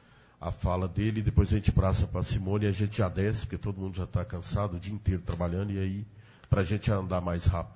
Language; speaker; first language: Portuguese; native; Portuguese